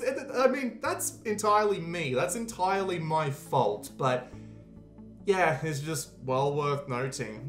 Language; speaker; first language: English; native; English